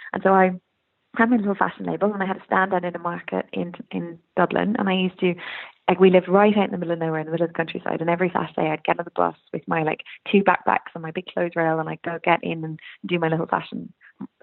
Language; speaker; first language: English; native; English